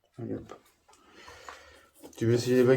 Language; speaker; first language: French; native; French